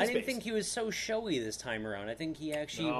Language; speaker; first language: English; native; English